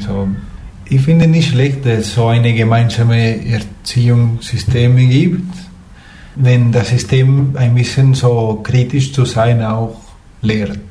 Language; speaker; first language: German; non-native, fluent; Spanish